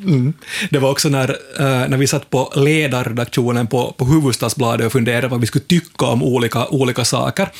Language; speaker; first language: Swedish; native; Swedish